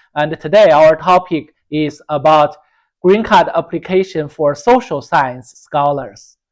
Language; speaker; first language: English; non-native, fluent; Chinese